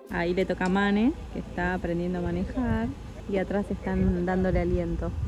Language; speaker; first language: Spanish; native; Spanish